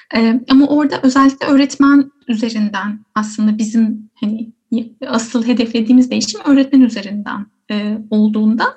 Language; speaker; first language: Turkish; native; Turkish